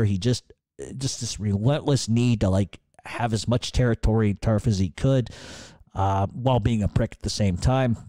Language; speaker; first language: English; native; English